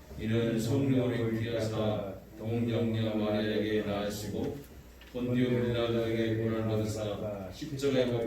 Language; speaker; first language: Korean; native; Korean